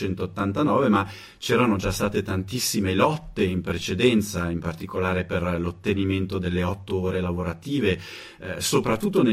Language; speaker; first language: Italian; native; Italian